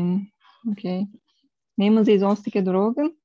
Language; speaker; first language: German; non-native, learner; Turkish